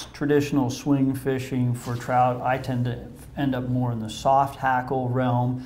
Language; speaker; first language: English; native; English